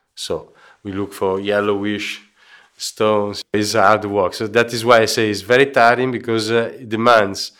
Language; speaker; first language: English; non-native, fluent; Italian